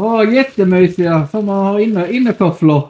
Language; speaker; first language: Swedish; native; Swedish